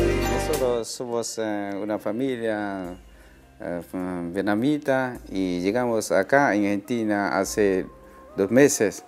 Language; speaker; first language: Spanish; non-native, learner; Vietnamese